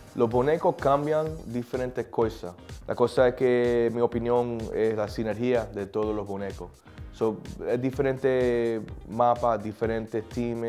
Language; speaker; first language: Spanish; early bilingual, heritage; English